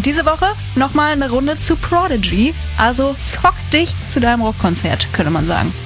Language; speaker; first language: German; native; German